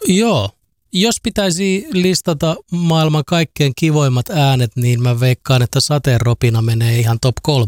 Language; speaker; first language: Finnish; native; Finnish